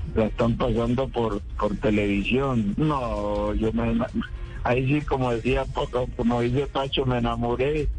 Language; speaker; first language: Spanish; native; Spanish